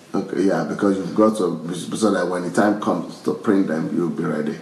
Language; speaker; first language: English; non-native, local second language; Yoruba